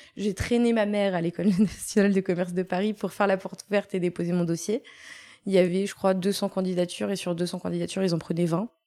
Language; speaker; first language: French; native; French